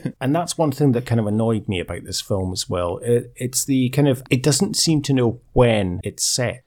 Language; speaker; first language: English; native; English